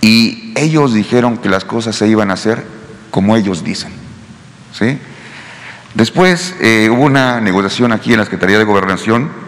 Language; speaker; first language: Spanish; native; Spanish